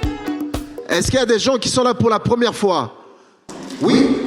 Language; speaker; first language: French; native; French